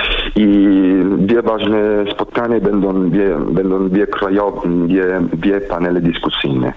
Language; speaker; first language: Polish; non-native, learner; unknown